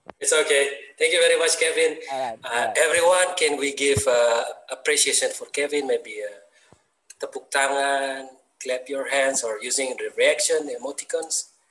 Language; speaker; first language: English; non-native, fluent; Indonesian